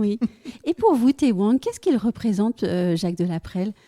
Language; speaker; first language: French; native; French